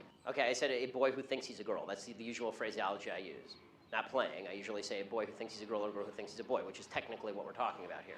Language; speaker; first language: English; native; English